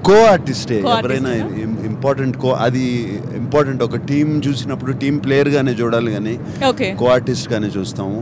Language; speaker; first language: Telugu; native; Telugu